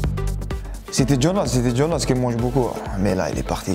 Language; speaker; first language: French; non-native, local second language; Arabic